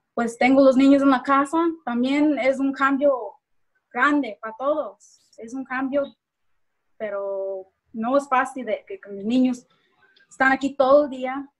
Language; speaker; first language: Spanish; early bilingual, heritage; Spanish